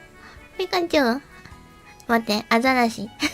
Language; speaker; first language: Japanese; native; Japanese